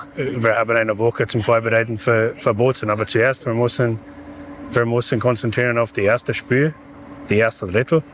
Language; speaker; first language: German; non-native, learner; English